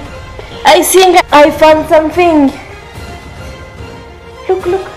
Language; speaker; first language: English; non-native, learner; French